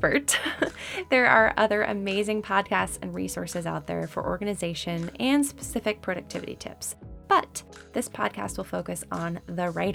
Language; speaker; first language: English; native; English